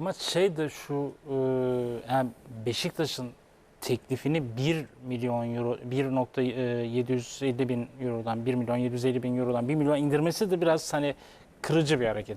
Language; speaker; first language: Turkish; native; Turkish